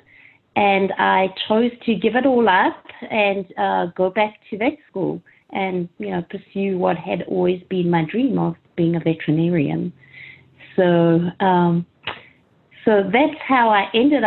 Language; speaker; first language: English; native; English